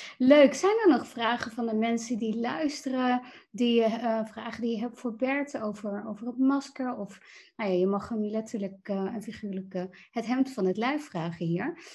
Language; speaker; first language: Dutch; native; Dutch